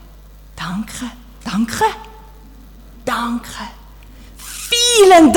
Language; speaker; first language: German; non-native, fluent; French